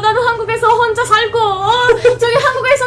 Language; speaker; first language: Korean; non-native, learner; Italian